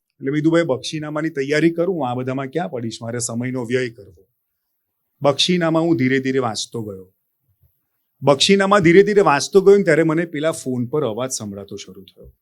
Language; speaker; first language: Gujarati; native; Gujarati